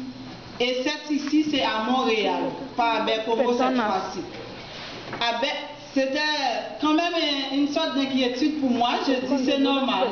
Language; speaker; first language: French; non-native, local second language; Haitian Creole